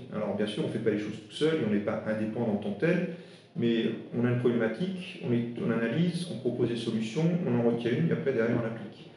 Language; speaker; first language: French; non-native, local second language; Swiss German